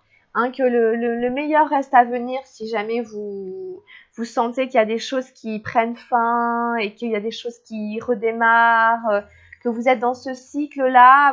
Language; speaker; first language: French; native; French